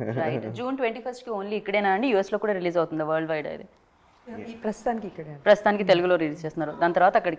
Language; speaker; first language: Telugu; native; Telugu